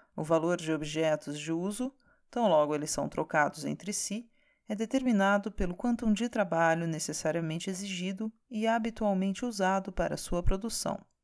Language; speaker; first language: Portuguese; native; Portuguese